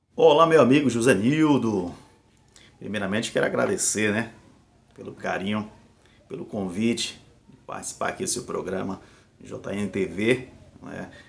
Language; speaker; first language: Portuguese; native; Portuguese